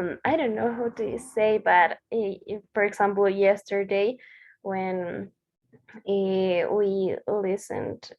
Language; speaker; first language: English; non-native, learner; Spanish